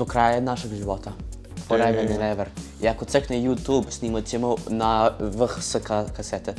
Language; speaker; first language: Serbian; early bilingual, heritage; Serbian